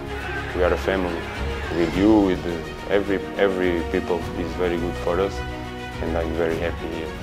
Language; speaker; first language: English; non-native, learner; Portuguese